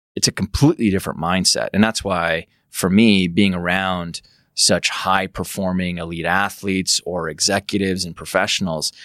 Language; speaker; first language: English; native; English